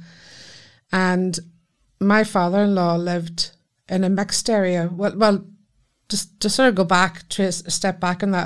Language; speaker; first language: English; native; English